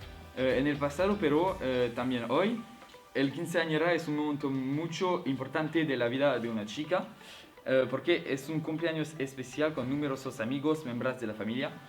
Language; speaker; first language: Spanish; non-native, learner; French